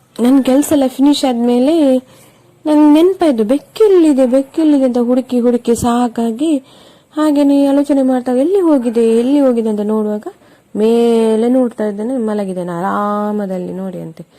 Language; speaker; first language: Kannada; non-native, local second language; Tulu